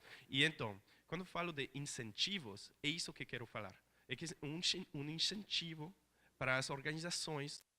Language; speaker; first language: Portuguese; non-native, fluent; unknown